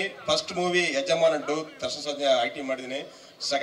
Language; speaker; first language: Kannada; non-native, local second language; Tamil